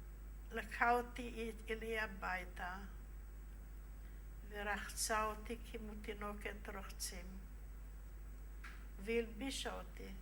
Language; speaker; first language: Hebrew; non-native, fluent; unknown